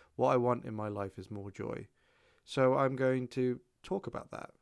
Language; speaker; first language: English; native; English